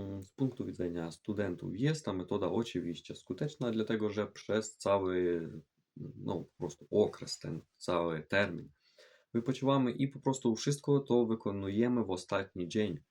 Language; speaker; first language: Polish; non-native, fluent; Ukrainian